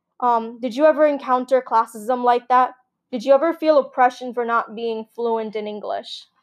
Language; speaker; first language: English; early bilingual, other home language; Gujarati